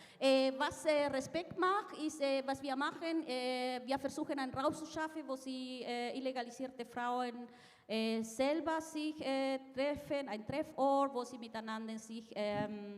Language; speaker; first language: German; non-native, fluent; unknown